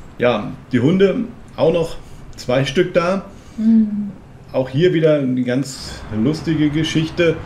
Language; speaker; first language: German; native; German